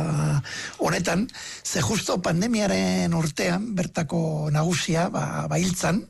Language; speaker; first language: Basque; native; Basque